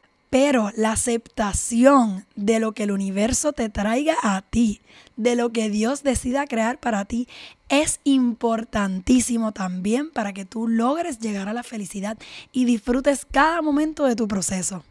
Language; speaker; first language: Spanish; early bilingual, heritage; Spanish